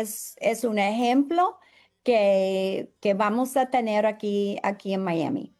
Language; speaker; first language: Spanish; non-native, fluent; English